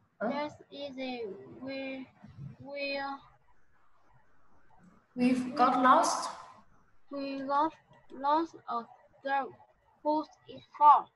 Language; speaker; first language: English; non-native, learner; Vietnamese